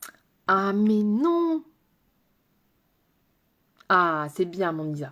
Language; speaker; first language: French; native; French